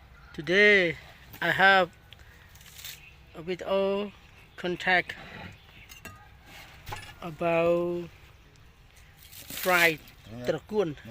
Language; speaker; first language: English; non-native, learner; Khmer